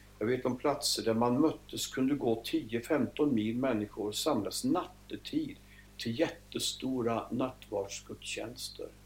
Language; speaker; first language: Swedish; native; Swedish